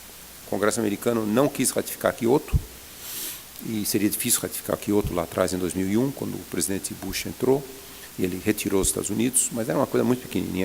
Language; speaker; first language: Portuguese; native; Portuguese